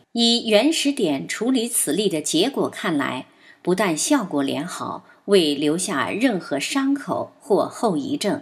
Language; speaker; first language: Chinese; native; Chinese